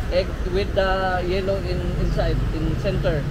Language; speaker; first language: English; non-native, local second language; Cebuano